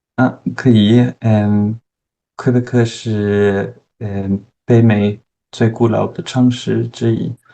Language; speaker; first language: Chinese; non-native, learner; French